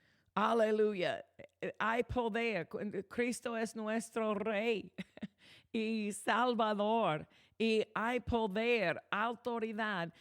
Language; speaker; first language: Spanish; non-native, fluent; English